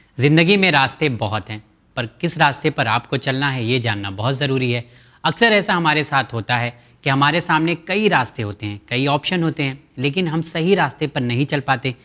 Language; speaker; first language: Hindi; native; Hindi